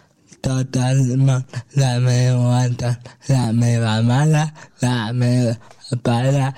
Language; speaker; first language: Catalan; non-native, local second language; Spanish